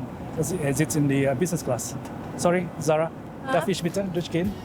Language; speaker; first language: German; non-native, fluent; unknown